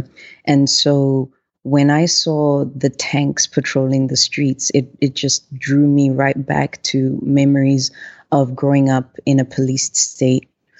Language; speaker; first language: English; non-native, local second language; Zulu